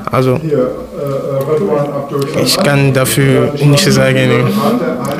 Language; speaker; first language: German; non-native, fluent; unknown